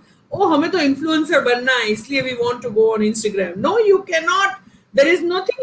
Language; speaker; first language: English; non-native, local second language; Gujarati